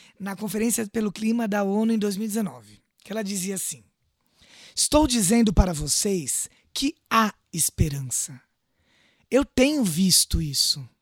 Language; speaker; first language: Portuguese; native; Portuguese